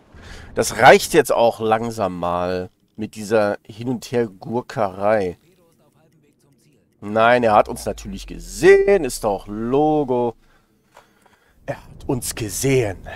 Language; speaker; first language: German; native; German